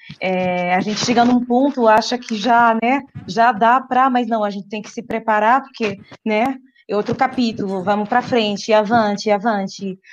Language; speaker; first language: Portuguese; non-native, fluent; French